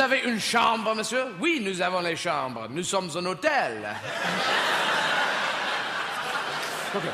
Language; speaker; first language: French; non-native, learner; English